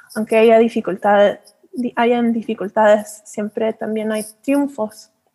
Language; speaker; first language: Spanish; early bilingual, heritage; Spanish